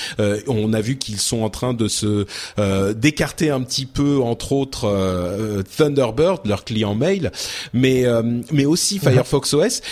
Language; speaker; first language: French; early bilingual, other home language; Arabic